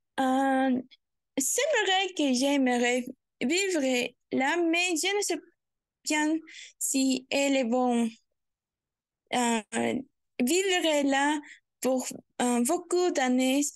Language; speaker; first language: French; non-native, learner; Spanish